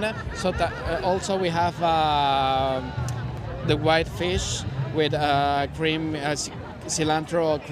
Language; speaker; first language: English; non-native, learner; Spanish